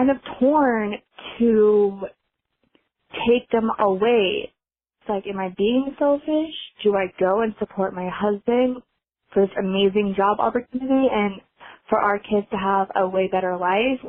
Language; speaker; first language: English; native; English